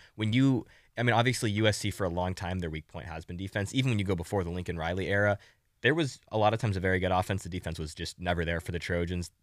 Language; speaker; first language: English; native; English